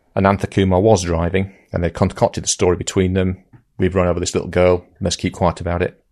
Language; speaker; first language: English; native; English